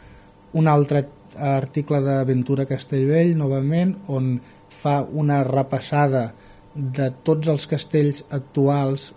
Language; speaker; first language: Catalan; native; Catalan